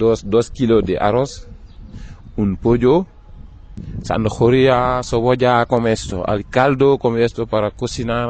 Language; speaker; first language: Spanish; non-native, learner; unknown